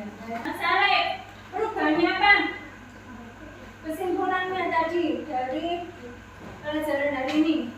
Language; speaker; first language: Indonesian; native; Indonesian